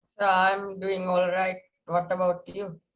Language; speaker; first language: English; non-native, learner; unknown